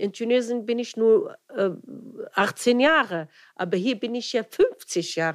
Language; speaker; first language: German; non-native, fluent; Arabic